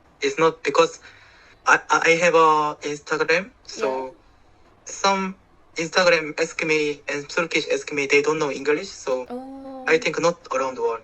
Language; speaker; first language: English; non-native, learner; Korean